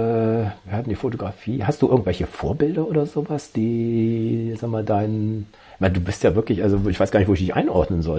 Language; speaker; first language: German; native; German